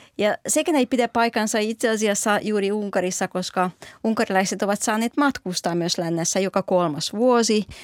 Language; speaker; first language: Finnish; non-native, fluent; Hungarian